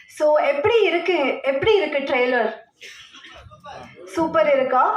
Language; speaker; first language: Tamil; non-native, learner; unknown